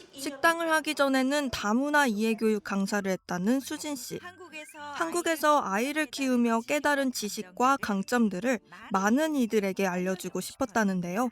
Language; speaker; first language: Korean; native; Korean